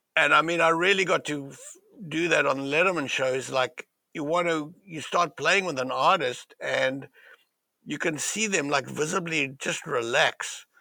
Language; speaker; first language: English; native; English